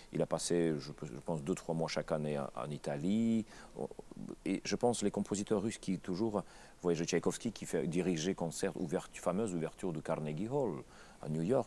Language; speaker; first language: French; non-native, fluent; Russian